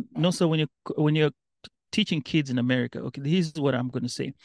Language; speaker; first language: English; non-native, local second language; Giryama